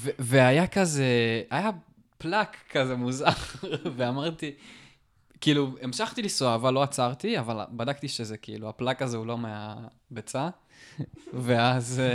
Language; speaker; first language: Hebrew; native; Hebrew